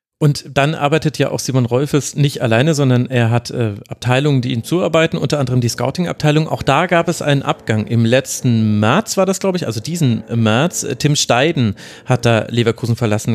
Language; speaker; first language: German; native; German